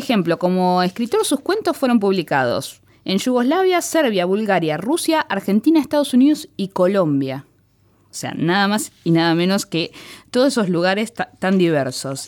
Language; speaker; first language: Spanish; native; Spanish